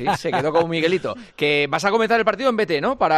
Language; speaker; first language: Spanish; native; Spanish